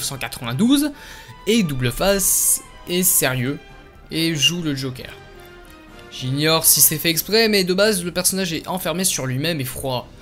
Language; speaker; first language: French; native; French